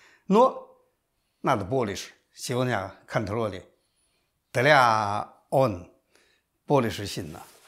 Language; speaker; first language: Russian; non-native, learner; Chinese